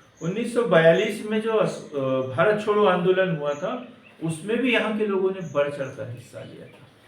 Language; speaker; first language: Hindi; native; Hindi